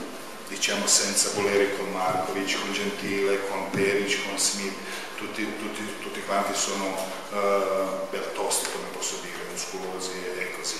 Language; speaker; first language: Italian; non-native, fluent; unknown